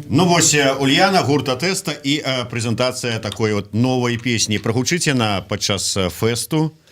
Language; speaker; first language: Belarusian; non-native, local second language; Russian